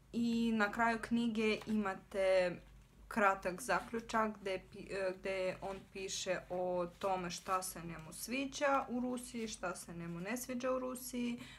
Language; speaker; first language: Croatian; non-native, fluent; Russian